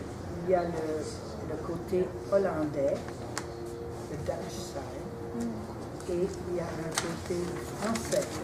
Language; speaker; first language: French; early bilingual, heritage; French